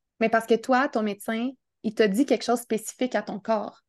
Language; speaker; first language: French; native; French